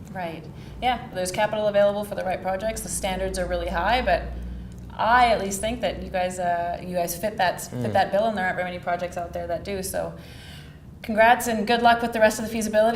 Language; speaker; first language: English; native; English